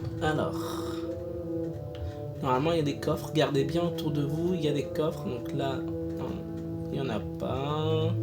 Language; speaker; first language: French; native; French